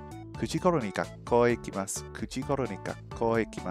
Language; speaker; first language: Japanese; non-native, learner; English